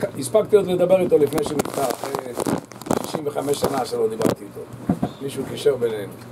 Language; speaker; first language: Hebrew; early bilingual, other home language; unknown